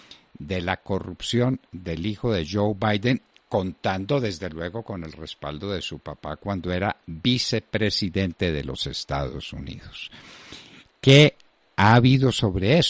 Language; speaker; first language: Spanish; native; Spanish